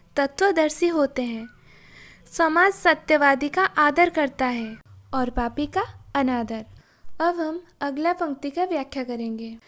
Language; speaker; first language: Hindi; non-native, local second language; Odia